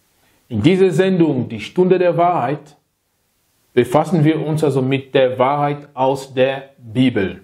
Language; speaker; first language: German; non-native, fluent; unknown